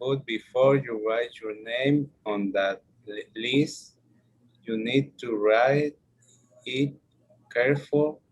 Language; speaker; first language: English; non-native, learner; Spanish